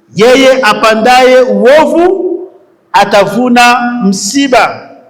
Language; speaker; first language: Swahili; non-native, local second language; Rundi